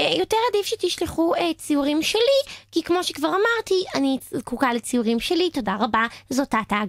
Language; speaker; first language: Hebrew; native; Hebrew